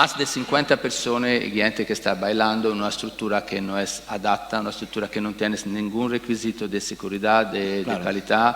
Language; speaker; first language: Spanish; non-native, learner; Italian